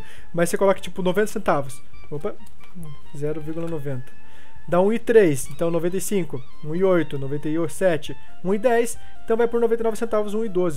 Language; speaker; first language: Portuguese; native; Portuguese